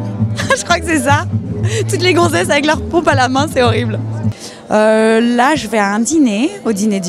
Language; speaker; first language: French; native; French